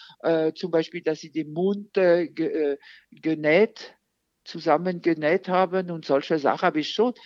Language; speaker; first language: German; non-native, fluent; French